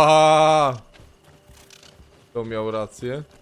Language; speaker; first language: Polish; native; Polish